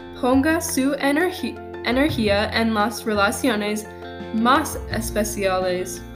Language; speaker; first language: Spanish; non-native, learner; English